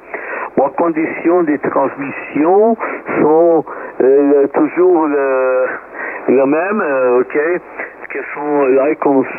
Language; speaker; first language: French; non-native, learner; Portuguese